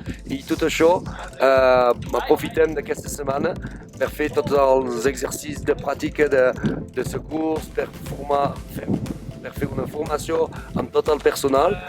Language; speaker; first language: Catalan; non-native, fluent; French